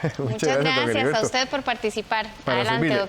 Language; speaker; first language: Spanish; native; Spanish